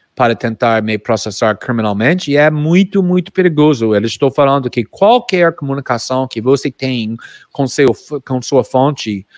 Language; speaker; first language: Portuguese; non-native, fluent; English